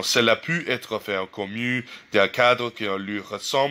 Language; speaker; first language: French; non-native, learner; English